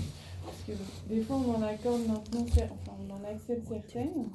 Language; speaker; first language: French; native; French